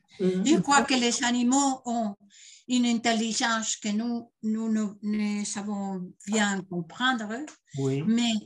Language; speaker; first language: French; non-native, fluent; Spanish